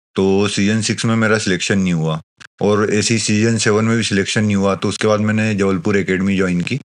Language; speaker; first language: Hindi; native; Hindi